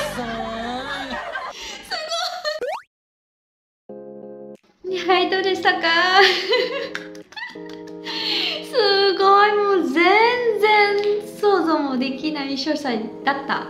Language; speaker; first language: Japanese; non-native, fluent; Khmer